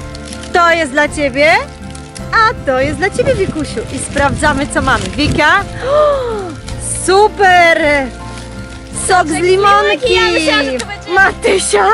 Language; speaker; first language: Polish; native; Polish